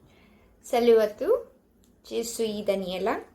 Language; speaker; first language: French; non-native, learner; Spanish